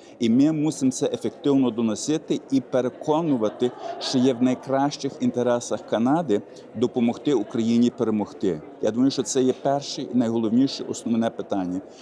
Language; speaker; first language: Ukrainian; early bilingual, heritage; Ukrainian